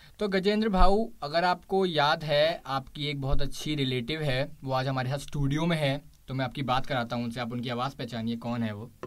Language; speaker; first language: Hindi; native; Hindi